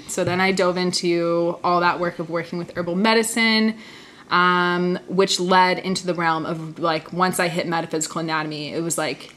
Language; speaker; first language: English; early bilingual, other home language; Spanish